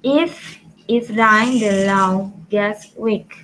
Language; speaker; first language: English; non-native, learner; Spanish